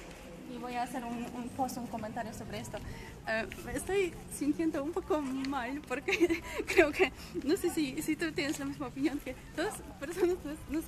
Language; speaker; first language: Spanish; non-native, fluent; Polish